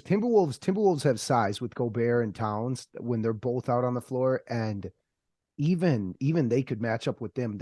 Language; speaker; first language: English; native; English